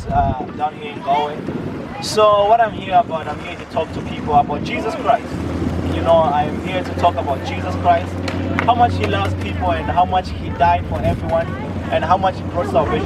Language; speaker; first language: English; non-native, local second language; Shona